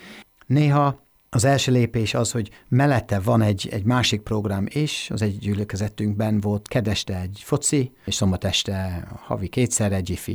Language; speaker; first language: Hungarian; non-native, fluent; English